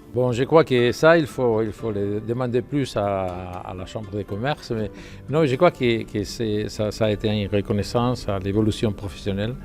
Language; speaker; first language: French; non-native, fluent; Spanish